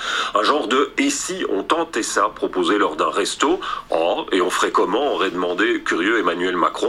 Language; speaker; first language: French; native; French